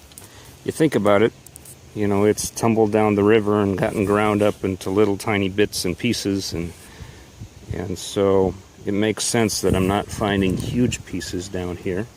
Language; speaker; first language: English; native; English